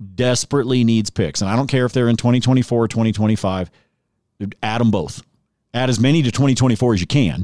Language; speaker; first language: English; native; English